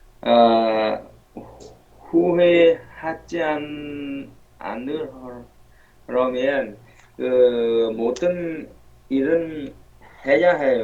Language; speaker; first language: Korean; non-native, learner; Vietnamese